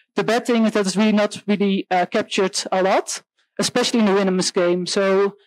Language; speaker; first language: English; non-native, fluent; Dutch